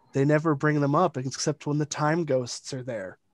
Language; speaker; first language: English; native; English